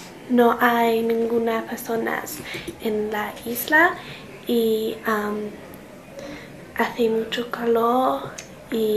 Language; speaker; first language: Spanish; non-native, learner; English